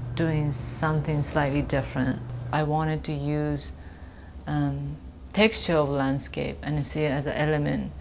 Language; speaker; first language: English; non-native, fluent; Japanese